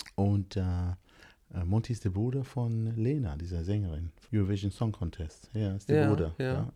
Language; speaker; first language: German; non-native, fluent; English